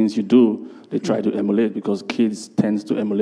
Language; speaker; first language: English; non-native, local second language; Igbo